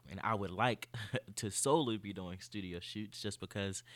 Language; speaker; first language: English; native; English